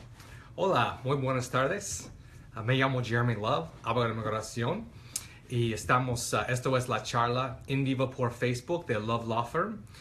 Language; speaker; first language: Spanish; non-native, fluent; English